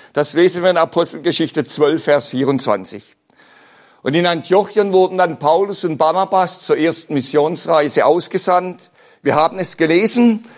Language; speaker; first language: German; native; German